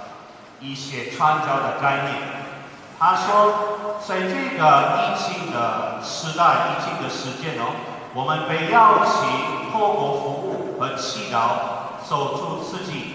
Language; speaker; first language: Chinese; non-native, fluent; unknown